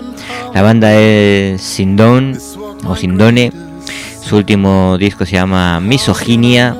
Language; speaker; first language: Spanish; native; Spanish